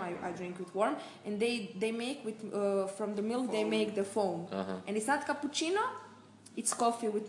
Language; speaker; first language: English; non-native, fluent; Croatian